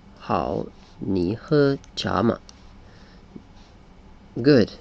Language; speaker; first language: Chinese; non-native, learner; English